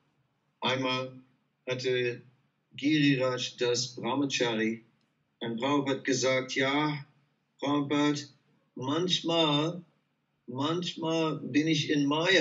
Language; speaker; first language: German; non-native, fluent; Dutch